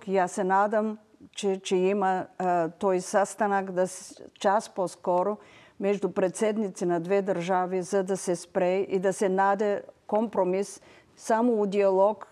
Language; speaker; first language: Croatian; non-native, learner; Bulgarian